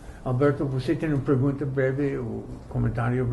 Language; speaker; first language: Portuguese; non-native, fluent; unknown